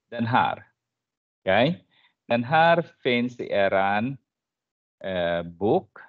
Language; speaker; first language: Swedish; non-native, fluent; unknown